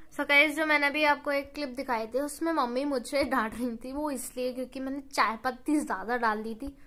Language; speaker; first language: Hindi; native; Hindi